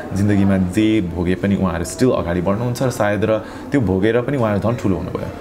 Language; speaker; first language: Nepali; early bilingual, heritage; Nepali